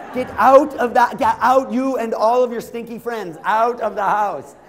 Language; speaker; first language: English; native; English